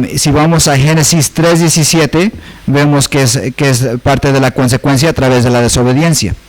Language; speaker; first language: Spanish; early bilingual, heritage; Spanish